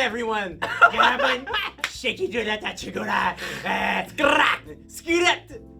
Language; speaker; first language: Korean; non-native, learner; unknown